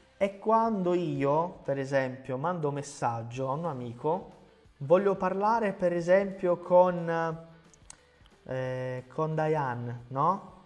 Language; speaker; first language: Italian; non-native, fluent; Portuguese